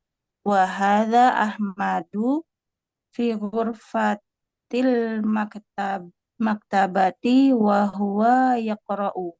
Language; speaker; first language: Arabic; non-native, learner; Indonesian